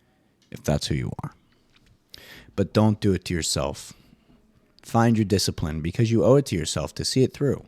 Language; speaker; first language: English; native; English